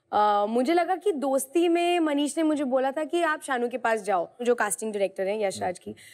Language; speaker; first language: Hindi; native; Hindi